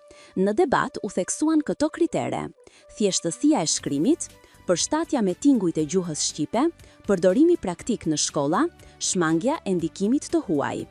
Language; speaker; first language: Albanian; native; Albanian